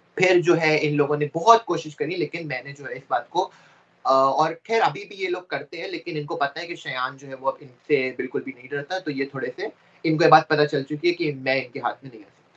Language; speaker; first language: Urdu; native; Urdu